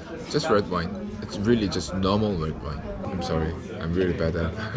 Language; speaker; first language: English; non-native, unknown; Korean